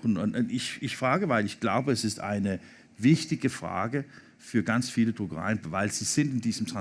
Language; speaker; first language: German; non-native, learner; Danish